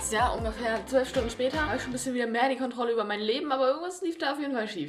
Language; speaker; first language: German; native; German